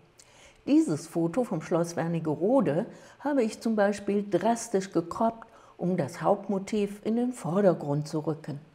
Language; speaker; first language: German; native; German